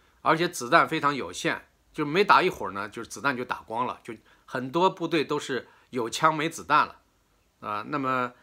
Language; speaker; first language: Chinese; native; Chinese